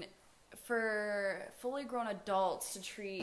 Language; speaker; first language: English; native; English